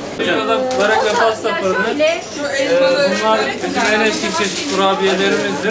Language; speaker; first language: Turkish; native; Turkish